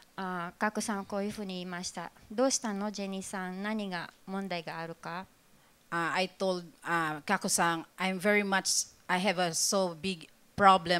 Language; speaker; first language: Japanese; non-native, fluent; Filipino